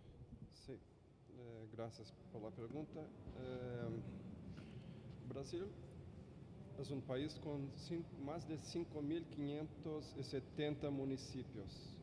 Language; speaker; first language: Spanish; non-native, fluent; Portuguese